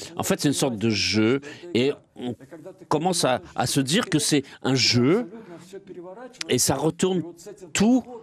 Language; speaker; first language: French; non-native, fluent; Russian